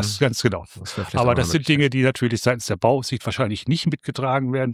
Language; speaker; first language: German; native; German